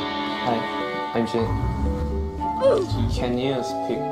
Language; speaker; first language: English; non-native, learner; Korean